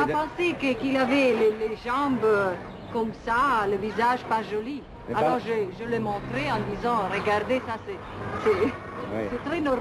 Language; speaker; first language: French; non-native, fluent; Italian